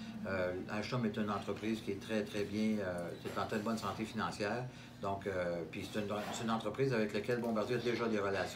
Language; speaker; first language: French; native; French